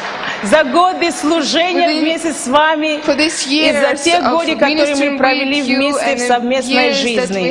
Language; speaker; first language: Russian; non-native, fluent; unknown